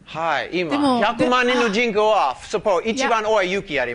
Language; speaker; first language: Japanese; non-native, learner; English